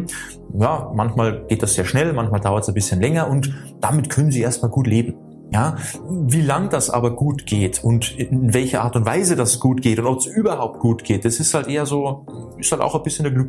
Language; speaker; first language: German; native; German